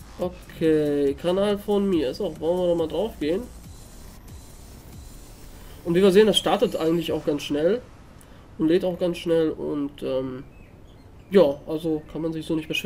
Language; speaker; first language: German; native; German